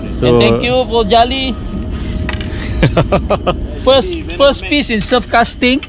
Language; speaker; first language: English; non-native, local second language; Malay